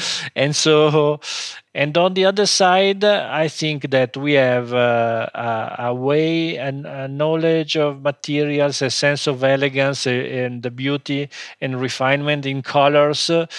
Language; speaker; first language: English; non-native, fluent; Italian